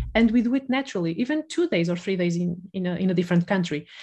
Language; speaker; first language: English; non-native, fluent; Portuguese